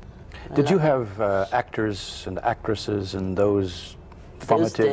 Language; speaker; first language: English; native; English